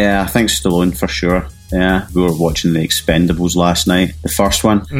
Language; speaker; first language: English; native; English